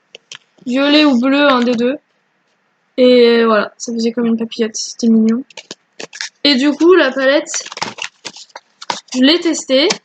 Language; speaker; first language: French; native; French